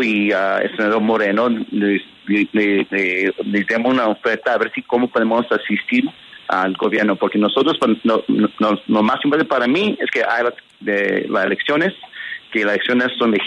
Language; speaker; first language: Spanish; early bilingual, heritage; Spanish